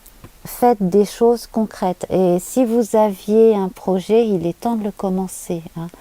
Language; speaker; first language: French; native; French